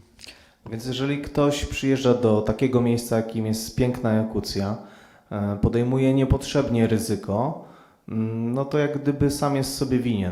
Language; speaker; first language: Polish; native; Polish